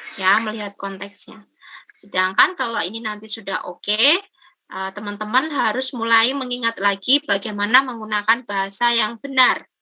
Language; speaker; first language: Indonesian; non-native, local second language; Javanese